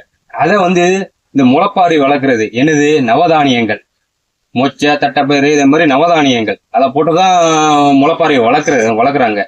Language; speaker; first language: Tamil; native; Tamil